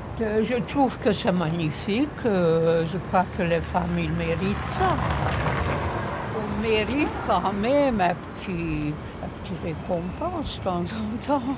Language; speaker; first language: French; non-native, fluent; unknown